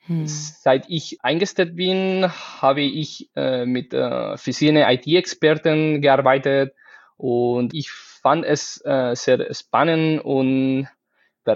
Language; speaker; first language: German; non-native, fluent; Spanish